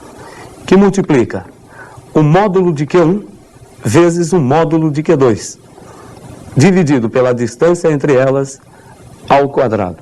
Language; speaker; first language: Portuguese; native; Portuguese